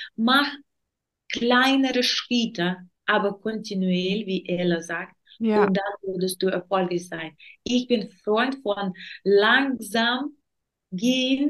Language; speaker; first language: German; non-native, learner; Russian